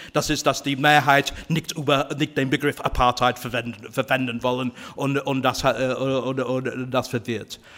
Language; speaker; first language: German; non-native, fluent; English